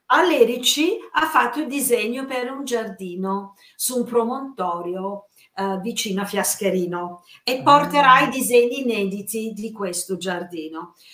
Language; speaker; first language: Italian; non-native, fluent; English